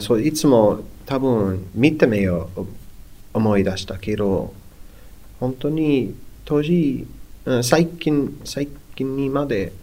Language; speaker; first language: Japanese; non-native, learner; English